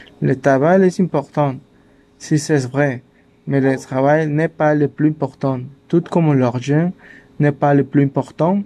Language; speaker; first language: French; non-native, learner; Spanish